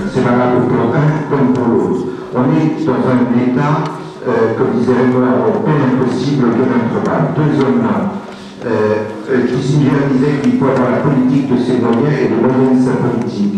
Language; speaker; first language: French; native; French